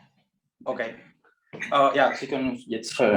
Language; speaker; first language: German; non-native, fluent; Spanish